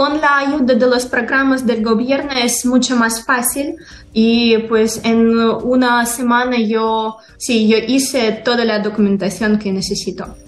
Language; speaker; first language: Spanish; non-native, fluent; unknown